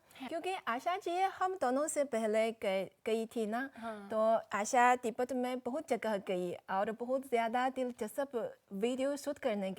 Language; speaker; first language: Hindi; non-native, fluent; Chinese